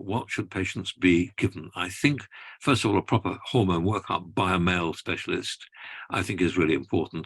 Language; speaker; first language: English; native; English